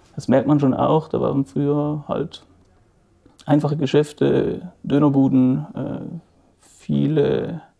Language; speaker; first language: German; native; German